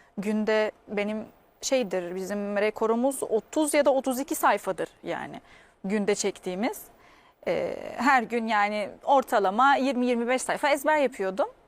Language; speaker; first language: Turkish; non-native, fluent; Arabic